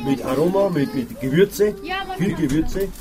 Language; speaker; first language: German; non-native, learner; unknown